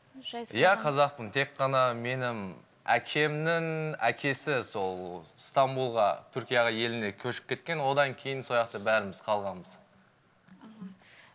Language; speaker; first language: Kazakh; early bilingual, heritage; Kazakh